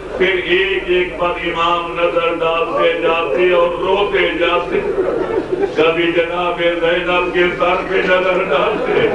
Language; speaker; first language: Urdu; non-native, local second language; Punjabi